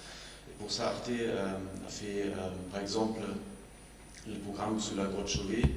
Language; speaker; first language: French; non-native, fluent; German